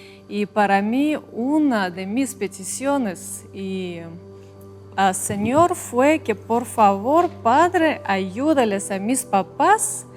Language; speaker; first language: Spanish; non-native, fluent; Russian